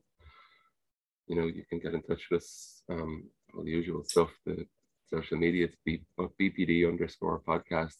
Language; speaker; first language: English; native; English